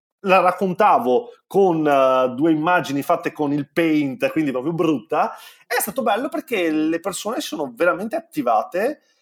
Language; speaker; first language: Italian; native; Italian